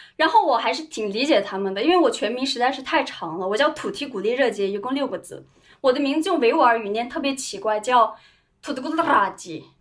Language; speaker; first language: Chinese; non-native, local second language; Uyghur